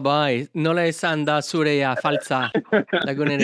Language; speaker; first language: Basque; non-native, learner; English